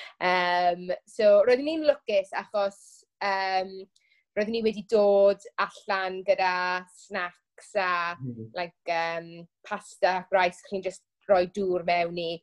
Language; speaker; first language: Welsh; non-native, local second language; English